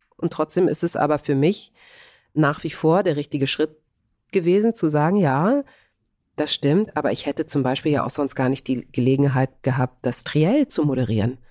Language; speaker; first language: German; early bilingual, other home language; Greek